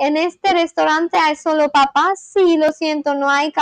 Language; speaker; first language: Spanish; non-native, learner; English